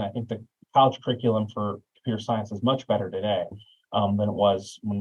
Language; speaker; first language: English; native; English